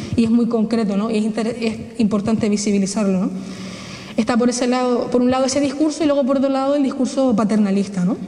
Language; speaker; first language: Spanish; native; Spanish